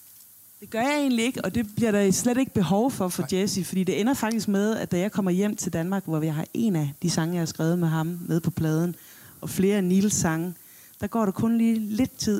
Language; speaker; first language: Danish; native; Danish